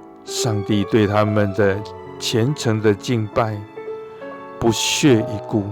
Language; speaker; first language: Chinese; native; Chinese